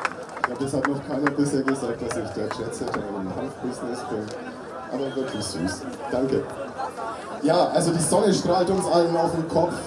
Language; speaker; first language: German; native; German